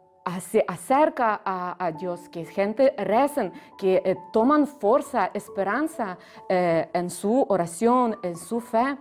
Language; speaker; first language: Spanish; non-native, fluent; Ukrainian